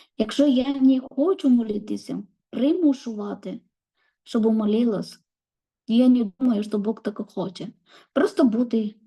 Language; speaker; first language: Ukrainian; non-native, learner; Malayalam